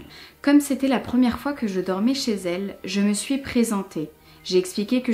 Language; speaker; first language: French; native; French